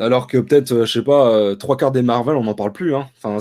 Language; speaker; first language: French; native; French